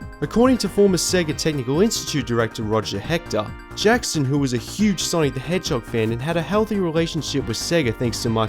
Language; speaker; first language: English; native; English